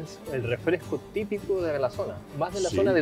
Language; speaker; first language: Spanish; native; Spanish